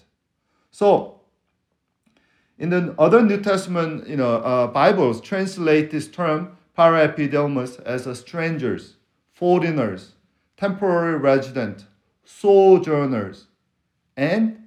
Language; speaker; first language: English; non-native, fluent; Korean